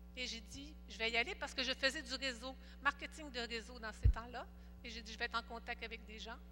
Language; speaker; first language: French; native; French